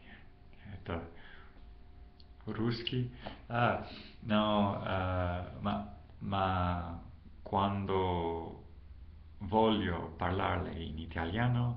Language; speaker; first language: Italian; non-native, learner; English